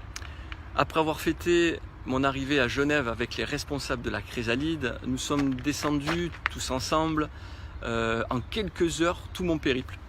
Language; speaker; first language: French; native; French